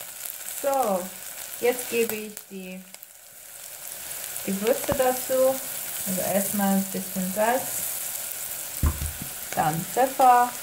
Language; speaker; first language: German; non-native, fluent; Persian